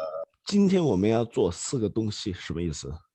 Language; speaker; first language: Chinese; non-native, fluent; Swedish